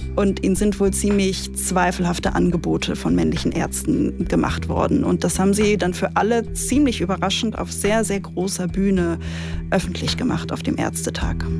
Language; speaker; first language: German; native; German